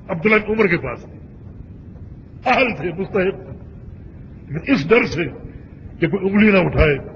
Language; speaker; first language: Urdu; native; Urdu